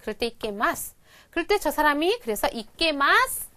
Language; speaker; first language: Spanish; non-native, fluent; Korean